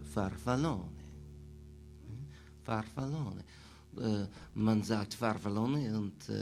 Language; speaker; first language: German; non-native, learner; English